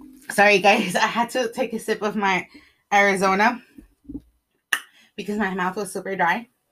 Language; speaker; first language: English; early bilingual, other home language; Spanish